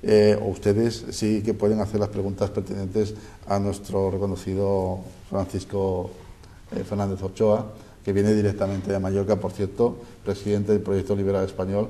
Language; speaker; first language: Spanish; native; Spanish